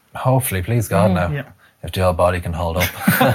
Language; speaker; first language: English; native; English